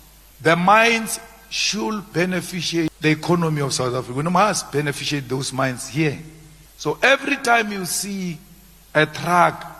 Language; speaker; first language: English; non-native, local second language; Northern Sotho